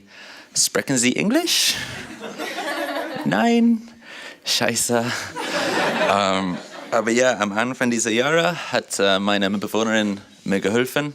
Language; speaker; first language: German; non-native, learner; English